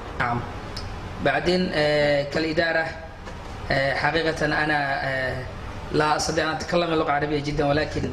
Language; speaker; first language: Arabic; non-native, learner; Somali